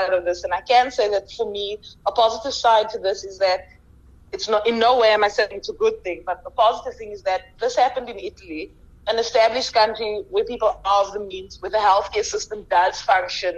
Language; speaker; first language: English; native; English